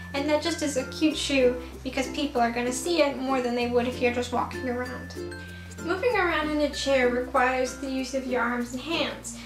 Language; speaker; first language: English; native; English